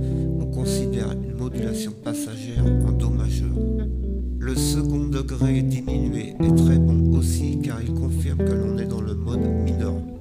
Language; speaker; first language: French; native; French